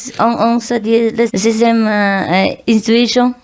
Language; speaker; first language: French; non-native, learner; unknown